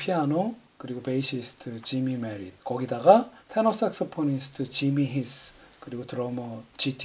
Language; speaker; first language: Korean; native; Korean